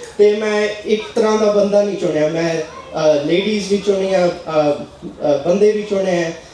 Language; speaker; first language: Punjabi; early bilingual, heritage; Punjabi